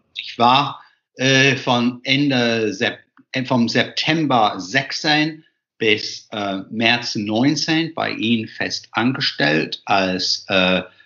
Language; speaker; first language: German; non-native, fluent; English